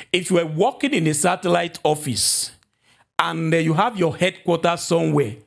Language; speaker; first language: English; non-native, local second language; Yoruba